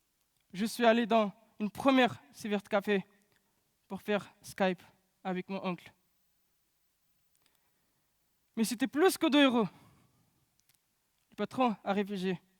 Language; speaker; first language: French; non-native, learner; Pashto